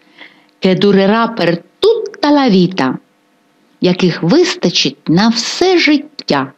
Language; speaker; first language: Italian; non-native, fluent; Ukrainian